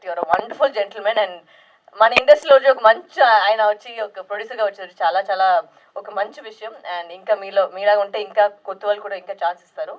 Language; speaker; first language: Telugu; non-native, local second language; Tamil